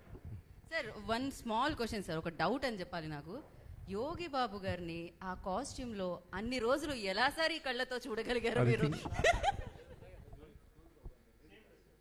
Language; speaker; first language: Telugu; native; Telugu